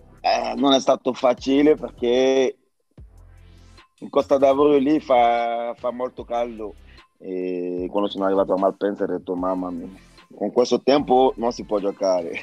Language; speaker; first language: Italian; non-native, fluent; French